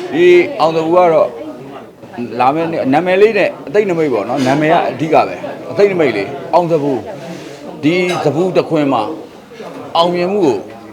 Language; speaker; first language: Burmese; native; Burmese